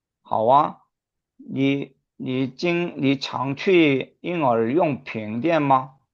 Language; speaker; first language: Chinese; non-native, learner; Korean